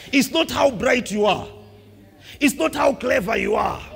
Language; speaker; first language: English; non-native, local second language; Swahili